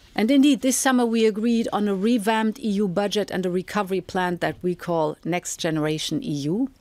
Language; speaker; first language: English; non-native, fluent; German